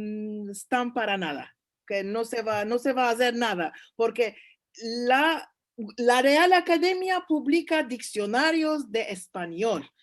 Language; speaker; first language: Spanish; early bilingual, heritage; Turkish